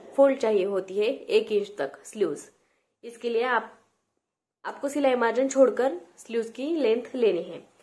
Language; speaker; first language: Hindi; non-native, local second language; Marathi